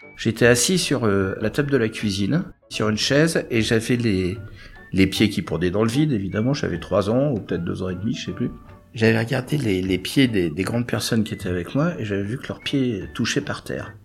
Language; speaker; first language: French; native; French